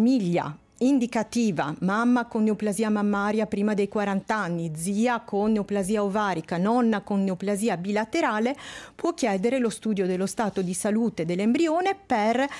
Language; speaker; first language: Italian; native; Italian